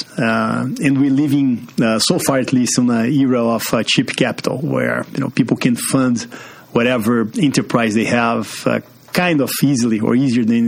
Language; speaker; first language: English; non-native, fluent; Portuguese